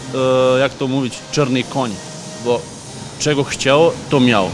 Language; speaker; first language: Polish; non-native, fluent; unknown